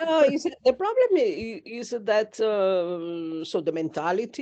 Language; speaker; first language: English; non-native, learner; Italian